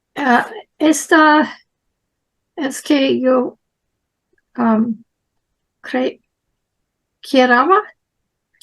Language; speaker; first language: Spanish; non-native, learner; English